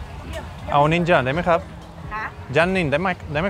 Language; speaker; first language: Thai; non-native, learner; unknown